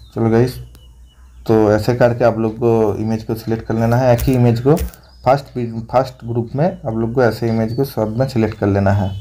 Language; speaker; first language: Hindi; non-native, local second language; Bangla